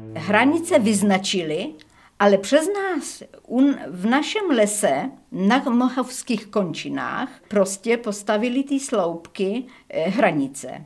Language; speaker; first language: Czech; early bilingual, heritage; Czech